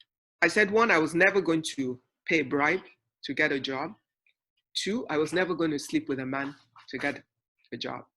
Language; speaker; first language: English; non-native, local second language; Yoruba